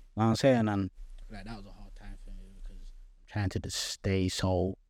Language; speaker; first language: English; early bilingual, other home language; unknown